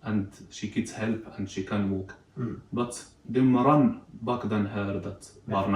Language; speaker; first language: English; non-native, learner; Arabic